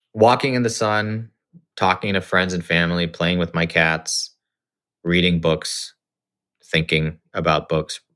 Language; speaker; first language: English; native; English